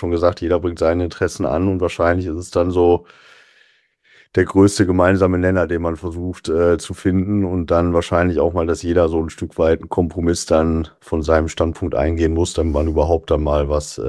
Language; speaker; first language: German; native; German